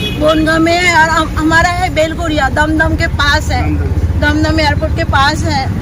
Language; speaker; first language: Hindi; non-native, local second language; Bangla